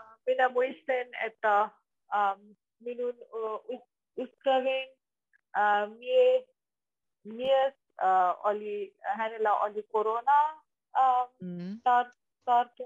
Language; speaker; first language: Finnish; non-native, learner; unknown